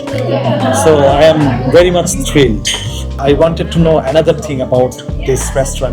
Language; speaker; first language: English; non-native, local second language; Bangla